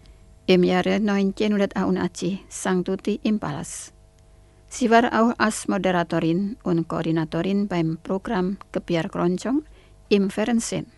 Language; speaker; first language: German; non-native, fluent; Indonesian